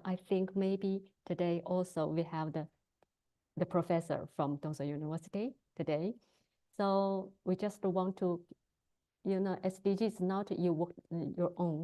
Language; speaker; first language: English; non-native, learner; Chinese